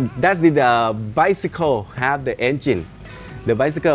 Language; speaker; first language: English; non-native, learner; Thai